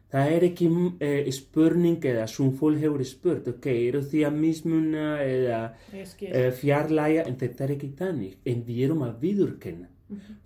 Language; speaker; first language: Icelandic; non-native, fluent; Spanish